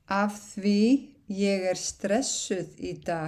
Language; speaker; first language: Icelandic; non-native, learner; Thai